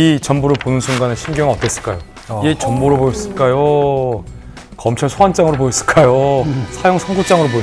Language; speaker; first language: Korean; native; Korean